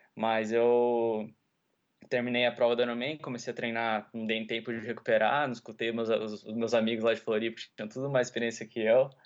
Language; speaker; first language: Portuguese; native; Portuguese